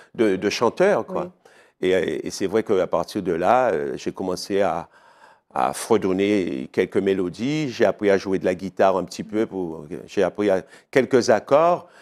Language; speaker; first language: French; native; French